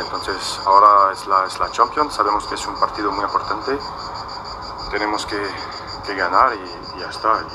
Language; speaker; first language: Spanish; non-native, fluent; French